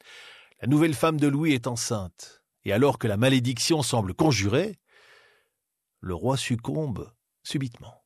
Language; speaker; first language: French; native; French